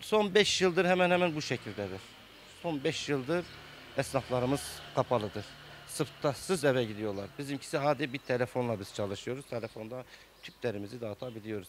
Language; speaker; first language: Turkish; native; Turkish